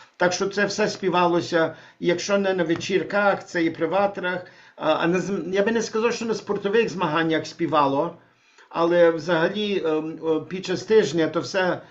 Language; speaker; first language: Ukrainian; early bilingual, heritage; Ukrainian